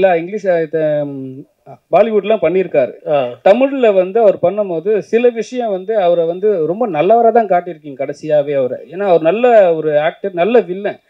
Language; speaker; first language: Tamil; native; Tamil